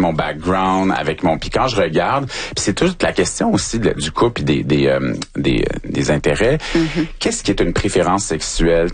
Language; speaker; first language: French; native; French